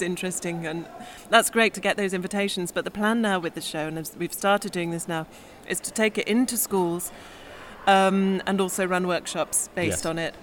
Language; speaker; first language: English; native; English